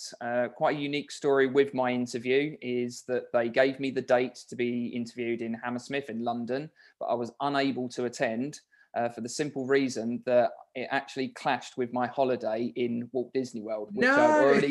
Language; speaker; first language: English; native; English